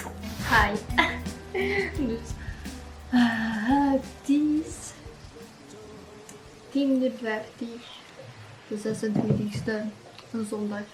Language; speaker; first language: Dutch; non-native, local second language; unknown